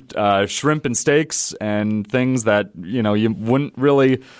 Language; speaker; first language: English; native; English